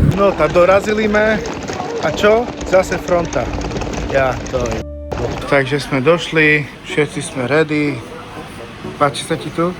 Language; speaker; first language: Slovak; non-native, local second language; Hungarian